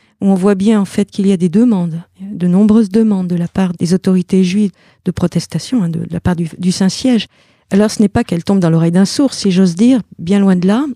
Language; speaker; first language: French; native; French